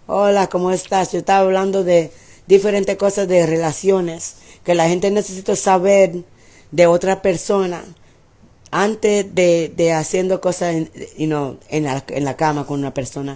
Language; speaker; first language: Spanish; early bilingual, heritage; English